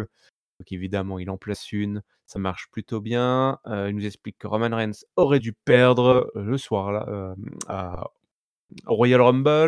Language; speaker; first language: French; native; French